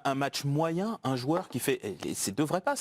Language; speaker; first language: French; native; French